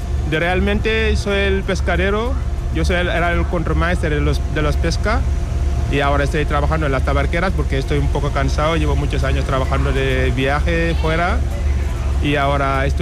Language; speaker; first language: Spanish; non-native, fluent; Wolof